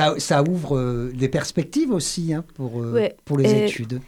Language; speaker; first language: French; native; French